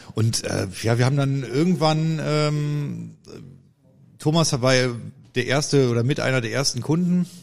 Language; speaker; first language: German; native; German